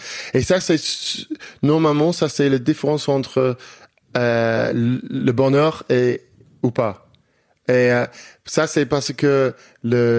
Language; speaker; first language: French; non-native, learner; English